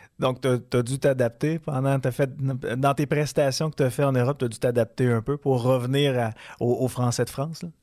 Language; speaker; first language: French; native; French